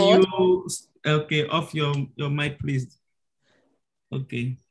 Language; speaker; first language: English; non-native, learner; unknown